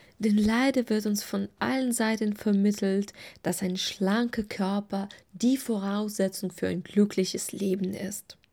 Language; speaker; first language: German; non-native, fluent; Russian